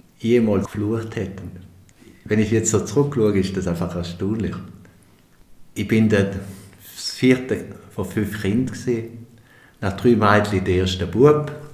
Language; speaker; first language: German; non-native, local second language; Romansh